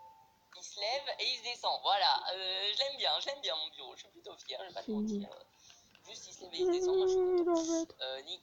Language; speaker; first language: French; native; French